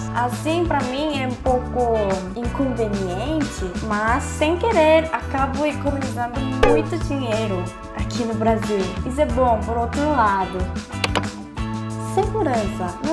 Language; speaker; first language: Portuguese; non-native, fluent; Korean